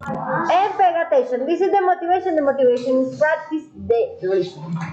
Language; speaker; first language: English; non-native, learner; Spanish